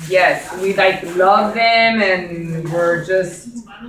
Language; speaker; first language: English; early bilingual, other home language; Spanish